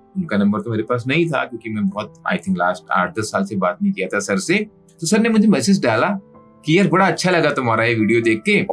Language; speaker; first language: Hindi; native; Hindi